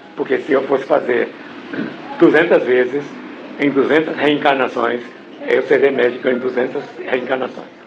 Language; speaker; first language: Portuguese; non-native, fluent; English